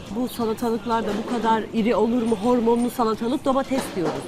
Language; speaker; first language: Turkish; native; Turkish